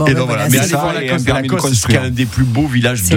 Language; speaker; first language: French; native; French